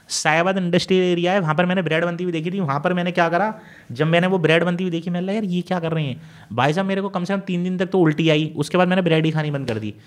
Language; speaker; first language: Hindi; native; Hindi